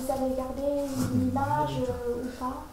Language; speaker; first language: French; non-native, fluent; Vietnamese